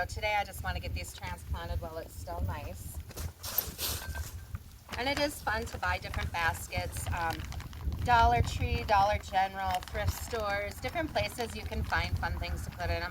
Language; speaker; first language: English; native; English